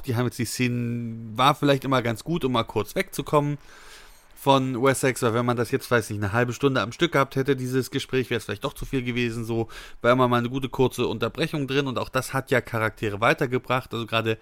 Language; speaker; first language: German; native; German